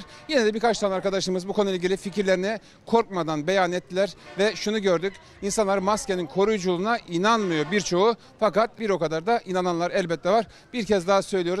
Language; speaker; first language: Turkish; native; Turkish